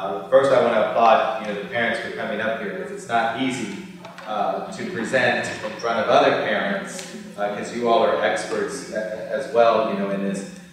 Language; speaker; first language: English; native; English